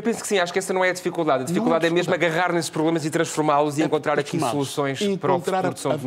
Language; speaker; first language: Portuguese; native; Portuguese